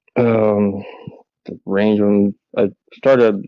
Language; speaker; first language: English; native; English